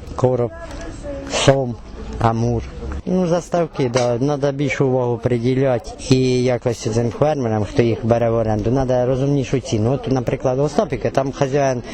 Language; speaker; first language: Ukrainian; native; Ukrainian